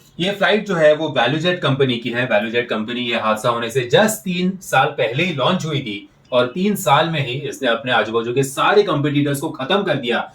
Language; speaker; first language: Hindi; non-native, local second language; Marathi